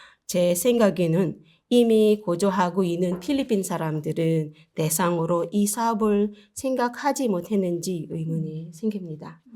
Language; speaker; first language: Korean; non-native, learner; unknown